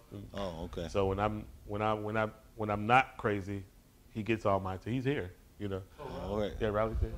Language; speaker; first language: English; native; English